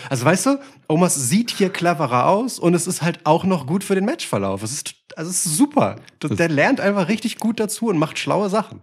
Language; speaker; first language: German; early bilingual, other home language; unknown